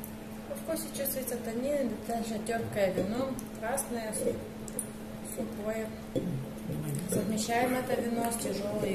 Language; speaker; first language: Russian; non-native, local second language; Romanian